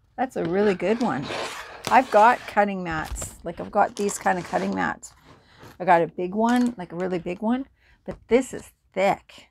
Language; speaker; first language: English; native; English